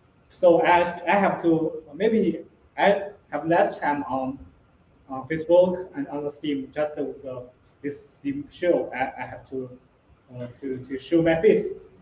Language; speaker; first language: English; non-native, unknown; Chinese